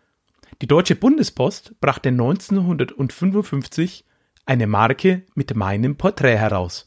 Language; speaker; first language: German; native; German